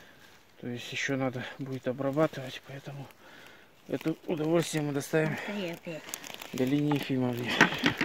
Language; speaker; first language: Russian; native; Russian